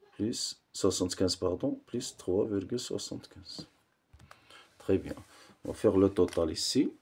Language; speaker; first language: French; non-native, local second language; Arabic